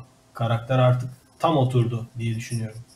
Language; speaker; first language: Turkish; native; Turkish